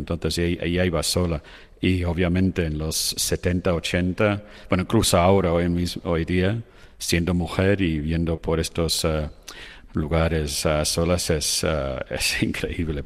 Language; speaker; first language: Spanish; non-native, fluent; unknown